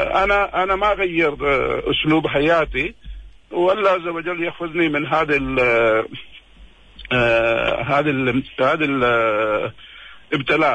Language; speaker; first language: Arabic; non-native, learner; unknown